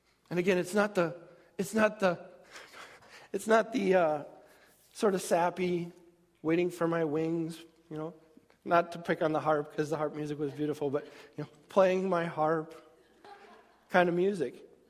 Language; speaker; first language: English; native; English